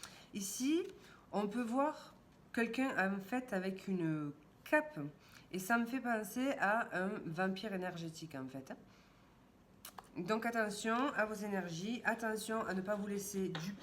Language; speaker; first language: French; native; French